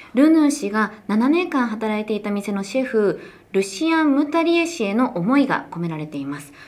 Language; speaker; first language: Japanese; native; Japanese